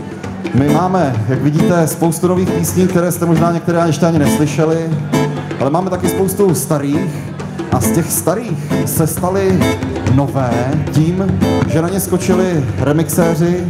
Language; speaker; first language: Czech; native; Czech